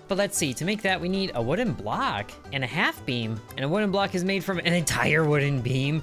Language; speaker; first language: English; native; English